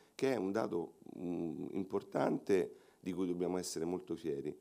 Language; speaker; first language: Italian; native; Italian